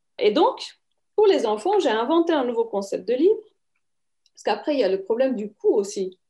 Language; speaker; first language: French; non-native, fluent; Romanian